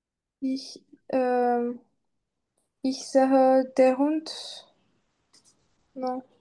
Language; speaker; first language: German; non-native, learner; French